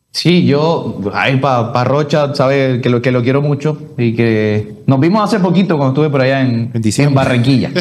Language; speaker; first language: Spanish; native; Spanish